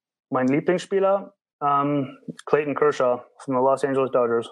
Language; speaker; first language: German; early bilingual, heritage; German